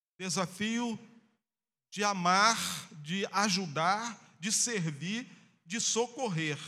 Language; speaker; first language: Portuguese; native; Portuguese